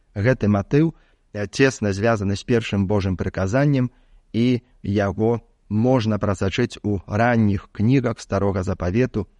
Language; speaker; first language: Belarusian; native; Belarusian